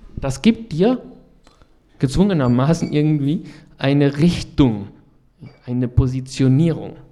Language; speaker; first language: German; non-native, fluent; French